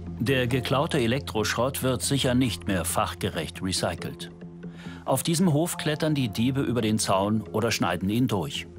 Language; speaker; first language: German; native; German